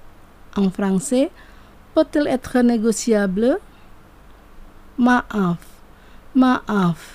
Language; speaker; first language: French; non-native, fluent; Indonesian